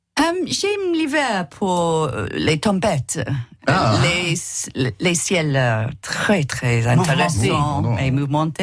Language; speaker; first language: French; non-native, learner; English